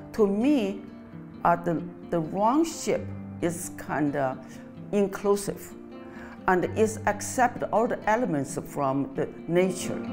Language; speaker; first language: English; non-native, fluent; Chinese